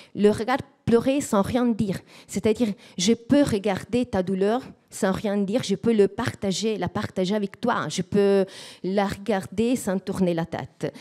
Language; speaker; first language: French; non-native, fluent; Italian